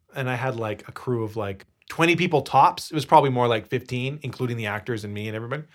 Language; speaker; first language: English; native; English